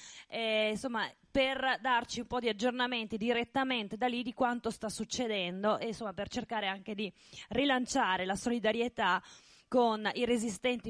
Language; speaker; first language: Italian; native; Italian